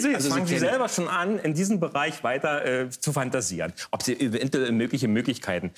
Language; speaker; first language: German; native; German